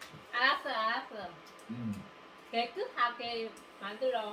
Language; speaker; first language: Korean; non-native, learner; Vietnamese